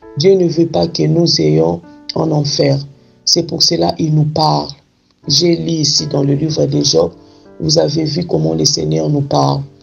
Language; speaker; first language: French; non-native, local second language; Lingala